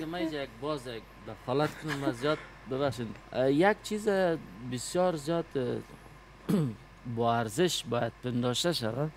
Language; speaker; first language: Persian; native; Persian